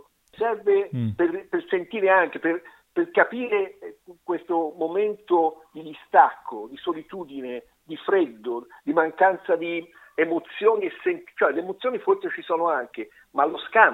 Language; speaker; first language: Italian; native; Italian